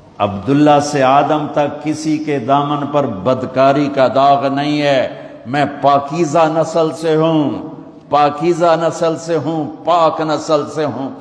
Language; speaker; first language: Urdu; non-native, local second language; Punjabi